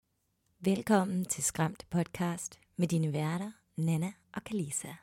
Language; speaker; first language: Danish; native; Danish